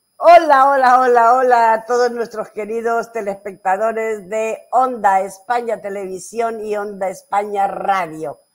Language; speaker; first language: Spanish; native; Spanish